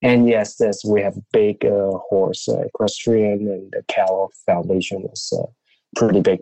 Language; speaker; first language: English; non-native, local second language; Cantonese